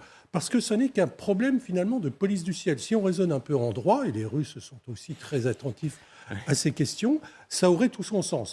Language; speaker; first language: French; native; French